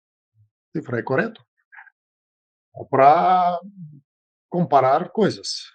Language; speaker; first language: Portuguese; non-native, fluent; Russian